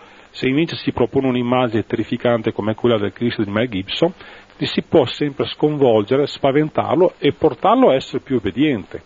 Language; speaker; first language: Italian; native; Italian